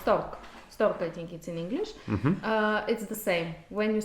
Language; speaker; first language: English; non-native, learner; Bulgarian